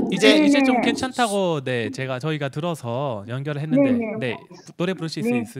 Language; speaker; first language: Korean; native; Korean